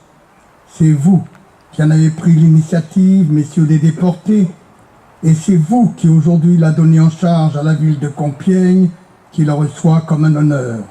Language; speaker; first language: French; native; French